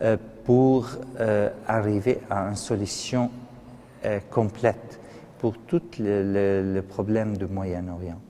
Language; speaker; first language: French; non-native, fluent; Arabic